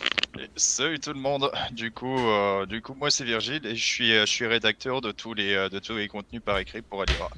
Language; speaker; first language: French; native; French